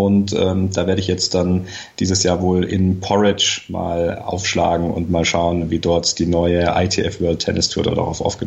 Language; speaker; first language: German; native; German